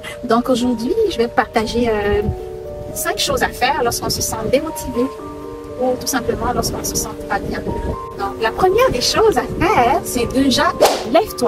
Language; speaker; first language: French; native; French